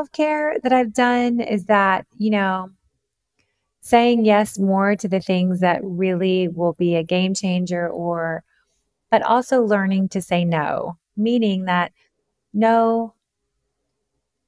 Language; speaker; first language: English; native; English